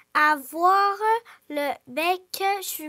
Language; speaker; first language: French; early bilingual, other home language; Ukrainian